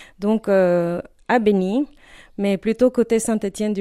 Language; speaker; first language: French; non-native, fluent; Spanish